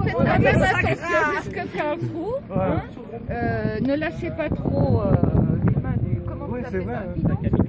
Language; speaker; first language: French; native; French